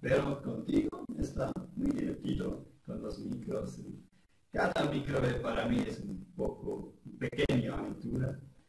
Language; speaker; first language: Spanish; non-native, learner; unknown